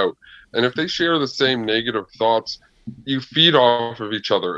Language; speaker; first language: English; native; English